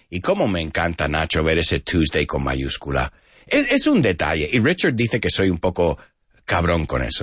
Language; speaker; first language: Spanish; non-native, fluent; English